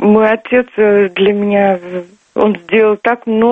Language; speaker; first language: Russian; non-native, local second language; Turkmen